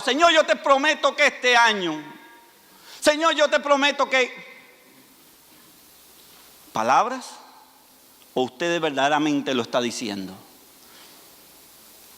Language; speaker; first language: Spanish; native; Spanish